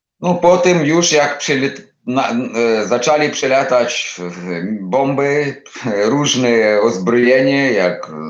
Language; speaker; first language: Polish; non-native, learner; Ukrainian